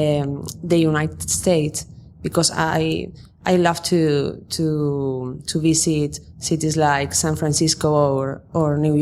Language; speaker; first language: English; non-native, fluent; Spanish